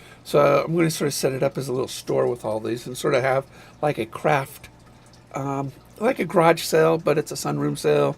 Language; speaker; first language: English; native; English